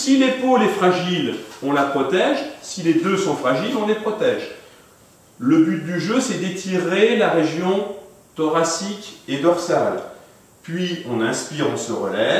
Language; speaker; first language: French; native; French